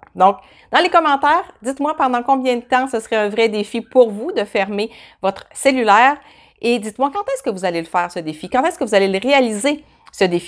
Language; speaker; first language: French; native; French